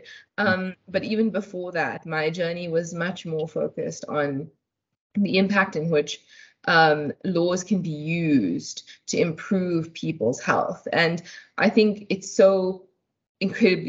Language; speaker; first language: English; native; English